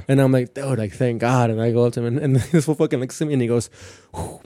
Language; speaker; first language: English; early bilingual, other home language; Spanish